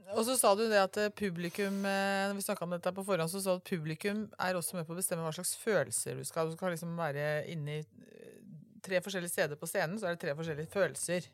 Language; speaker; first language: Norwegian; native; Norwegian